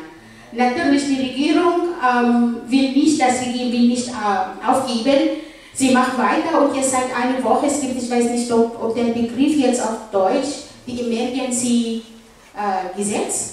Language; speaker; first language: German; non-native, fluent; Arabic